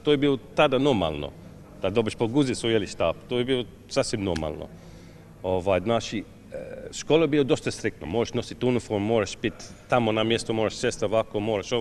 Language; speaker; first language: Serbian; non-native, fluent; English